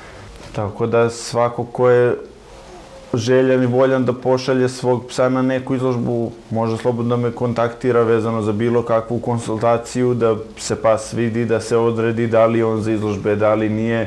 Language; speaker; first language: Serbian; native; Serbian